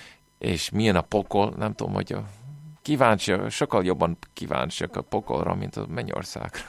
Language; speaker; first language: Hungarian; non-native, fluent; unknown